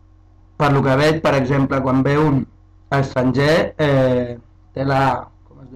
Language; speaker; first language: Catalan; early bilingual, other home language; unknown